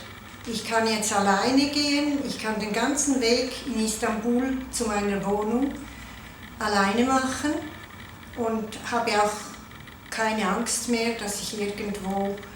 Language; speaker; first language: German; non-native, local second language; Italian